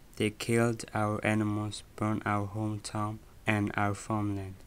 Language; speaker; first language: English; early bilingual, other home language; Burmese